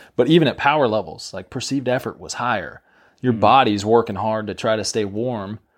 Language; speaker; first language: English; native; English